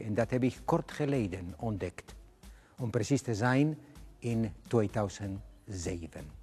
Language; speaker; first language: Dutch; non-native, fluent; Spanish